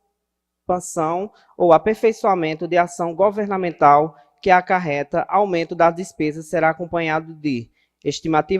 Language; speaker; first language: Portuguese; native; Portuguese